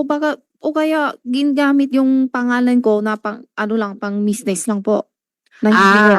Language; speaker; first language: Filipino; non-native, local second language; Chinese